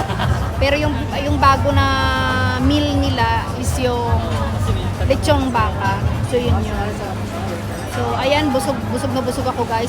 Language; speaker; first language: Filipino; non-native, local second language; Cebuano